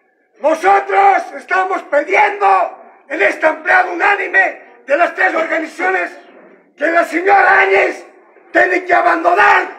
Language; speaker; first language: Spanish; native; Spanish